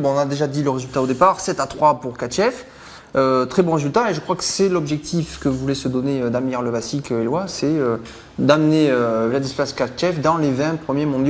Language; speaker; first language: French; native; French